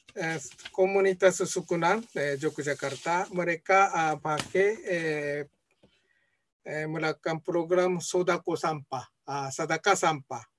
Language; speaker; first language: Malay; non-native, fluent; Japanese